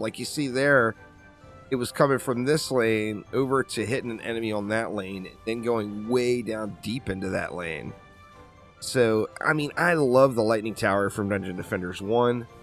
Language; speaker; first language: English; native; English